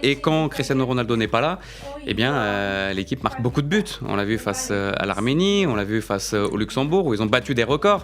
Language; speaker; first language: French; native; French